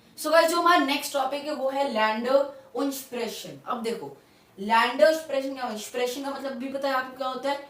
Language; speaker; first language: Hindi; native; Hindi